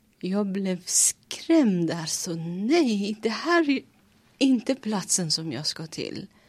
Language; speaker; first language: Swedish; non-native, fluent; Persian